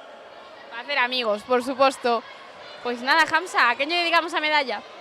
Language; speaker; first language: Galician; native; Galician